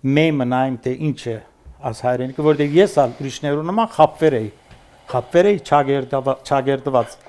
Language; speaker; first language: Armenian; early bilingual, heritage; Armenian